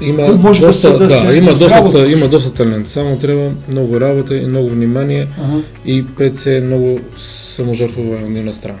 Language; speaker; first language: Macedonian; native; Macedonian